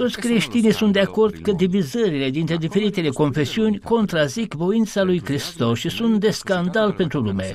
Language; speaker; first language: Romanian; native; Romanian